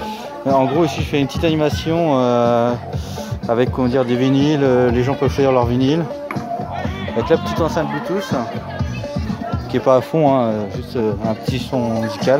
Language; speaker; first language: French; native; French